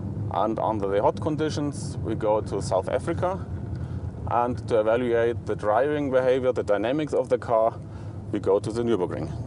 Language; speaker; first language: English; non-native, fluent; German